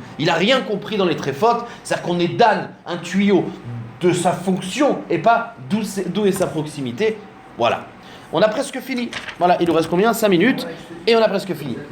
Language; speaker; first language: French; native; French